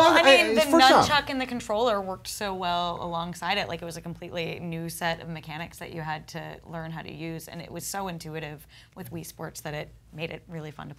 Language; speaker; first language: English; native; English